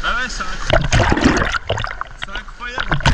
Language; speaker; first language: French; native; French